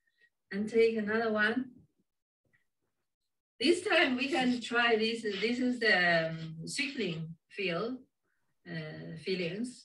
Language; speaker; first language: English; non-native, fluent; Chinese